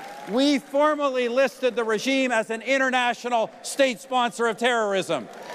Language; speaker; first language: English; native; English